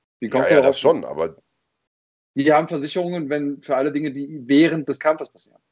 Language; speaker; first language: German; native; German